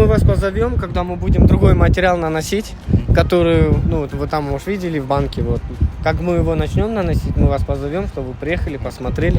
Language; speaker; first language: Russian; native; Russian